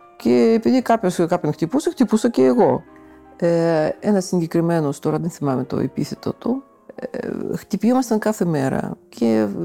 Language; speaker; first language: Greek; non-native, fluent; Russian